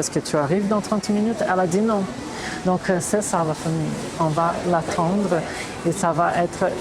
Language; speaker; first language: French; non-native, fluent; Portuguese